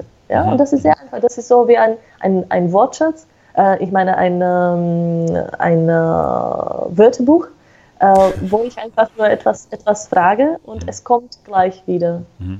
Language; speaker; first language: German; non-native, fluent; Slovak